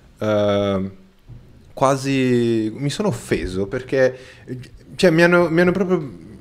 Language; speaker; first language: Italian; non-native, fluent; Portuguese